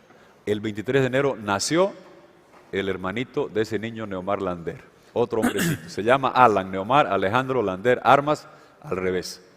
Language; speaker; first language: Spanish; native; Spanish